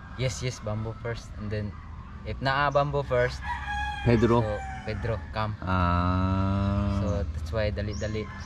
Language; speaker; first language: English; non-native, learner; Cebuano